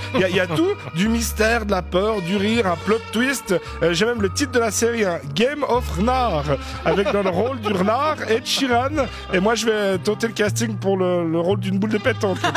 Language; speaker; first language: French; native; French